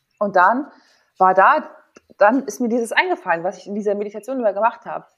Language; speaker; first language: German; native; German